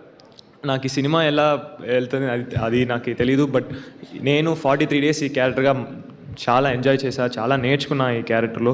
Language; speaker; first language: Telugu; non-native, learner; Tamil